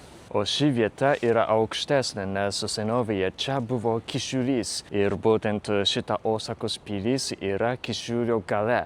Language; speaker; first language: Lithuanian; non-native, fluent; Japanese